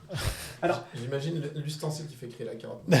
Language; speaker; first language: French; native; French